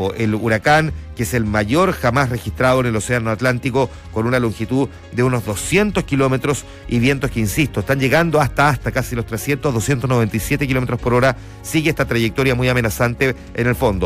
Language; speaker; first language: Spanish; native; Spanish